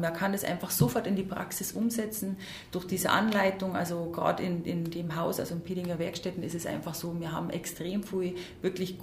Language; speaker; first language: German; native; German